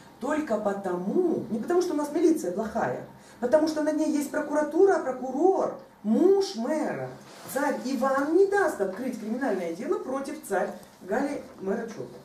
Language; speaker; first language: Russian; non-native, local second language; Ukrainian